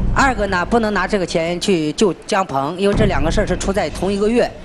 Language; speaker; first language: Chinese; native; Chinese